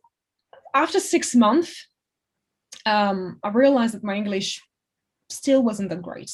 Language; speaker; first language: English; non-native, fluent; French